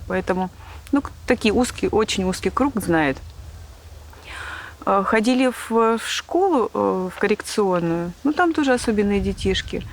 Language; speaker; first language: Russian; native; Russian